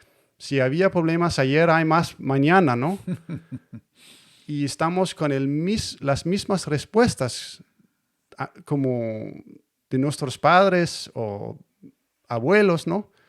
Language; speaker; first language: Spanish; non-native, learner; Danish